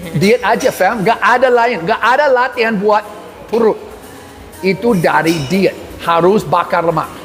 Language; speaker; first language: Indonesian; non-native, learner; English